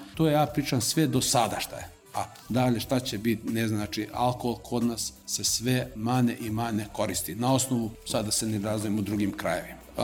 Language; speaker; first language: Serbian; non-native, local second language; Macedonian